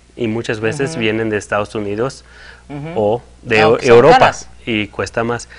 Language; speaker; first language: Spanish; non-native, fluent; French